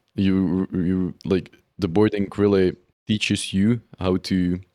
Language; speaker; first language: English; non-native, fluent; Czech